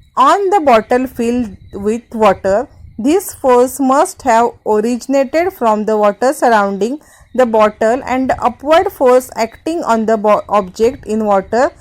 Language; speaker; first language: English; non-native, local second language; Marathi